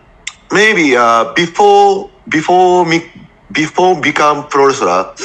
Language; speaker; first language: English; non-native, learner; Japanese